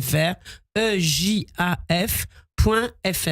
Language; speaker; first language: French; native; French